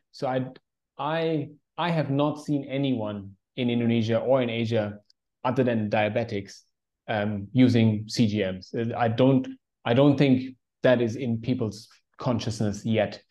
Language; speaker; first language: English; non-native, fluent; German